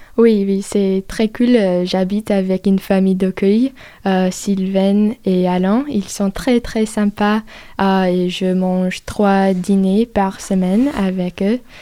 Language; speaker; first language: French; non-native, learner; English